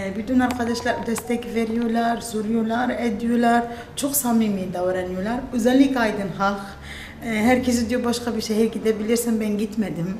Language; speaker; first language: Turkish; non-native, learner; Arabic